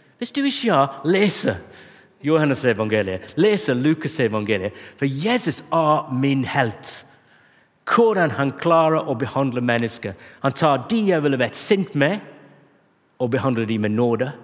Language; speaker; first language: Norwegian; non-native, fluent; English